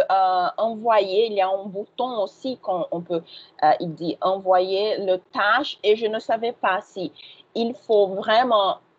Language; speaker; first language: French; non-native, fluent; Portuguese